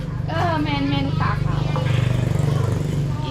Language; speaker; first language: English; non-native, learner; Thai